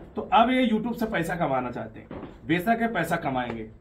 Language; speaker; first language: Hindi; native; Hindi